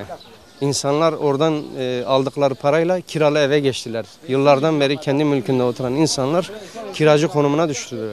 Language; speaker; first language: Turkish; native; Turkish